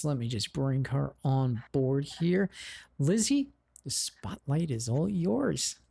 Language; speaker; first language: English; native; English